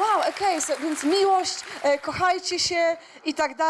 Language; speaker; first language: Polish; native; Polish